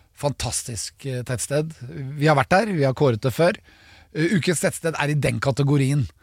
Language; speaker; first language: Norwegian; native; Norwegian